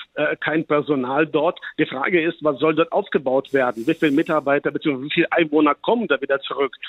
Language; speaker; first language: German; non-native, fluent; Ukrainian